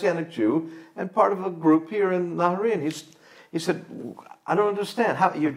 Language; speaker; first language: English; native; English